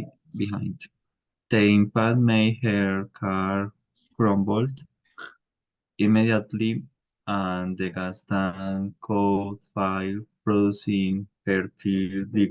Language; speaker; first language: English; non-native, learner; Spanish